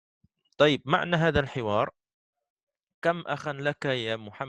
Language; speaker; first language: Arabic; non-native, fluent; Indonesian